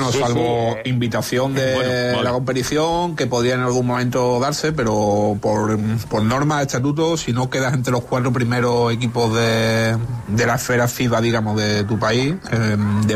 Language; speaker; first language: Spanish; native; Spanish